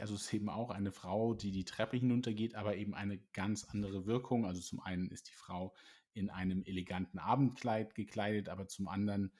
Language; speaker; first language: German; native; German